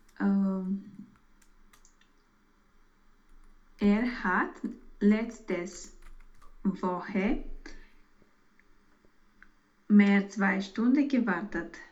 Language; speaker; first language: German; non-native, learner; Romanian